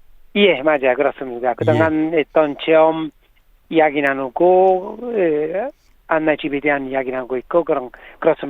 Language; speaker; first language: Korean; non-native, learner; Italian